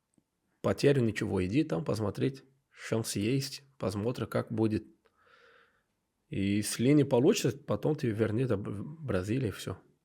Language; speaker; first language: Russian; non-native, learner; Portuguese